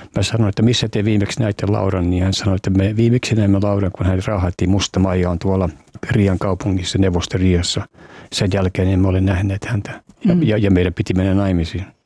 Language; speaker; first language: Finnish; native; Finnish